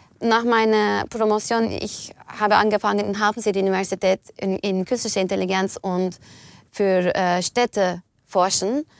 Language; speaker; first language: German; non-native, fluent; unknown